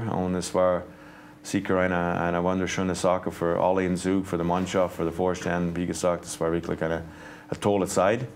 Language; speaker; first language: German; non-native, fluent; English